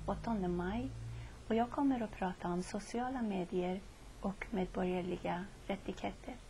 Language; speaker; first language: Swedish; non-native, fluent; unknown